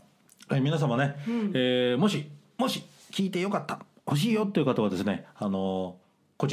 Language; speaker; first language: Japanese; native; Japanese